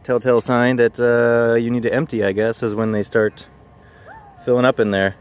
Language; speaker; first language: English; native; English